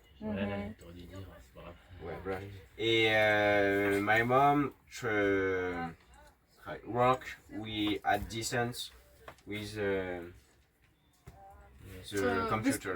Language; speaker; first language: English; non-native, learner; French